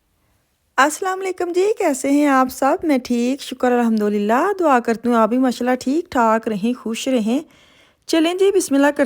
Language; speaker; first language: Hindi; non-native, local second language; Punjabi